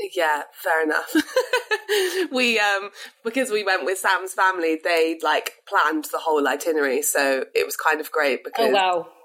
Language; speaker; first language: English; native; English